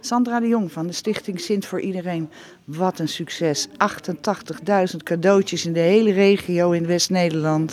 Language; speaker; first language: Dutch; native; Dutch